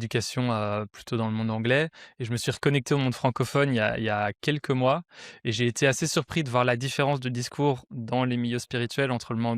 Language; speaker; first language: French; native; French